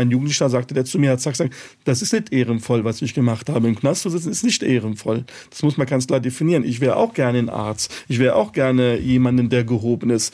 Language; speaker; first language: German; early bilingual, other home language; Arabic